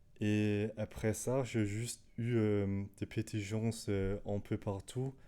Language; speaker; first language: French; non-native, learner; Danish